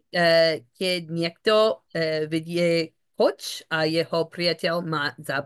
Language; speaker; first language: Slovak; non-native, learner; English